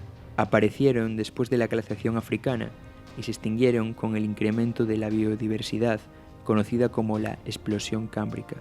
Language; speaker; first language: Spanish; native; Spanish